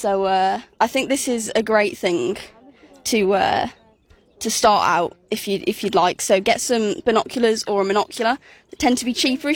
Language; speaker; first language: English; native; English